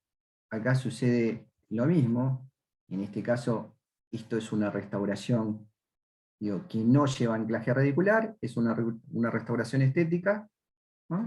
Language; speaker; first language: Spanish; native; Spanish